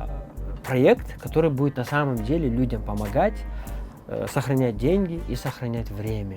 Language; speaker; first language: Russian; non-native, local second language; Kyrgyz